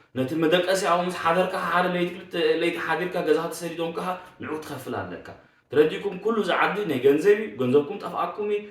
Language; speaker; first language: Tigrinya; early bilingual, heritage; Tigrinya